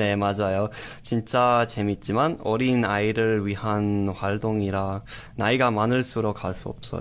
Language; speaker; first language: Korean; non-native, learner; English